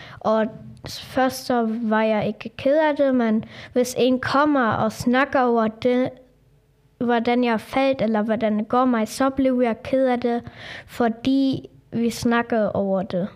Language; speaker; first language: Danish; non-native, local second language; German